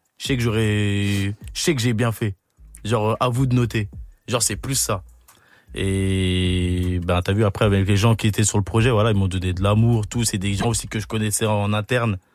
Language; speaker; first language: French; native; French